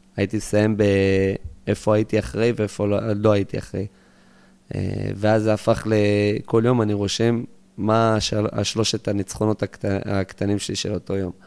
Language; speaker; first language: Hebrew; early bilingual, other home language; English